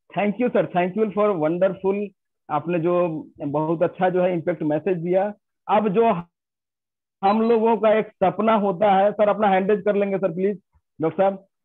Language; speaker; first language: Hindi; native; Hindi